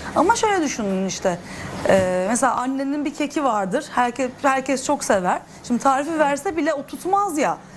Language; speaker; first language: Turkish; native; Turkish